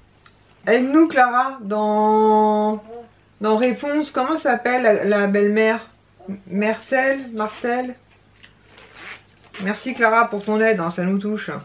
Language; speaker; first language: French; native; French